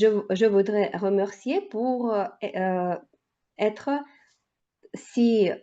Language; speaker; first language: French; non-native, learner; Russian